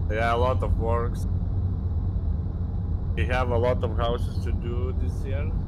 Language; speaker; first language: English; non-native, learner; Lithuanian